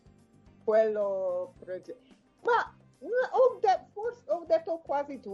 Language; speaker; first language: Italian; non-native, fluent; English